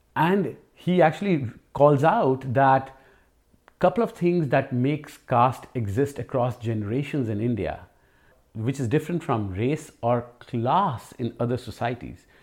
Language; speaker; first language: English; non-native, local second language; Hindi